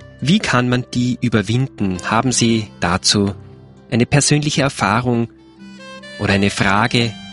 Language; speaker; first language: German; native; German